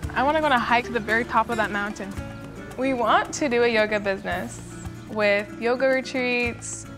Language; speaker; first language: English; native; English